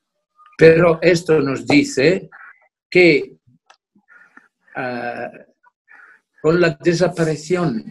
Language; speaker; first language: Spanish; non-native, fluent; Italian